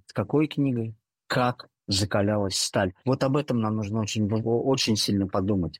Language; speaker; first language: Russian; native; Russian